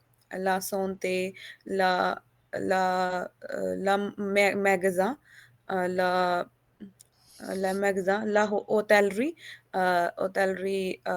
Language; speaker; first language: French; non-native, learner; Hindi